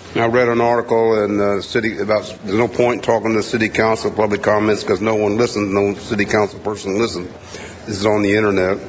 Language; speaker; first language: English; native; English